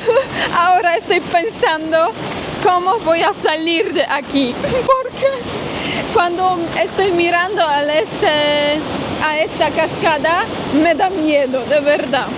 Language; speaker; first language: Spanish; non-native, fluent; Polish